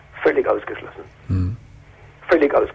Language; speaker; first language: German; native; German